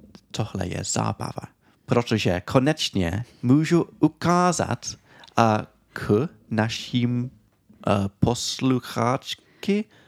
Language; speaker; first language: Czech; non-native, learner; English